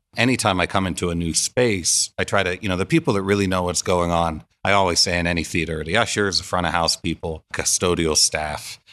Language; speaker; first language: English; native; English